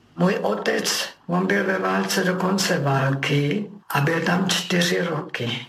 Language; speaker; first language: Czech; native; Czech